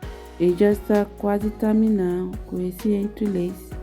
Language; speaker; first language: Portuguese; non-native, learner; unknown